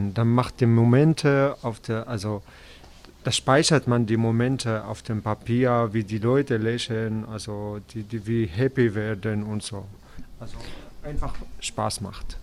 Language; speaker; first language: German; non-native, fluent; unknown